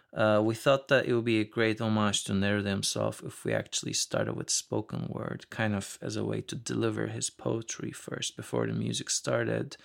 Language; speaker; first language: English; non-native, fluent; Turkish